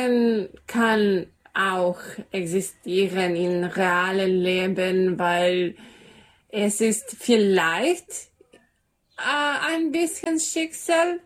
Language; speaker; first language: German; non-native, fluent; Serbian